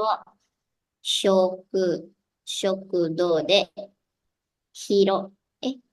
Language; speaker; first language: Japanese; non-native, learner; Indonesian